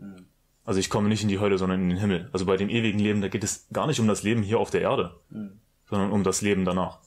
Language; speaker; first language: German; native; German